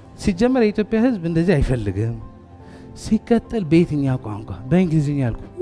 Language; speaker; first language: Amharic; early bilingual, heritage; Amharic